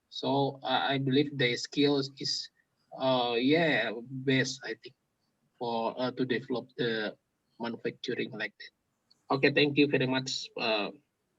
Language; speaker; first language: English; non-native, local second language; Indonesian